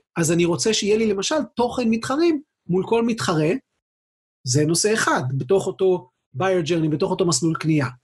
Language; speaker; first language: Hebrew; native; Hebrew